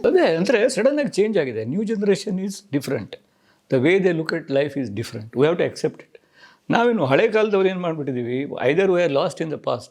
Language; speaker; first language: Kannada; non-native, local second language; Konkani